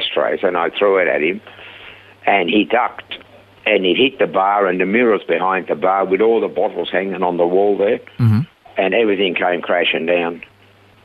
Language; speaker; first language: English; non-native, fluent; Swiss German